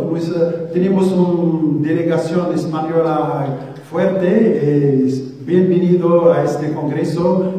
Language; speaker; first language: Spanish; non-native, learner; Arabic